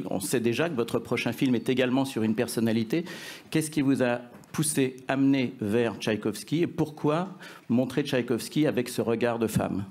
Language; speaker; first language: French; native; French